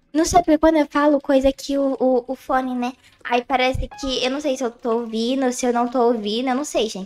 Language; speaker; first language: Portuguese; native; Portuguese